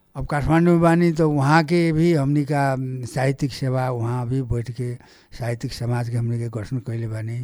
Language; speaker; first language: Bhojpuri; non-native, local second language; Nepali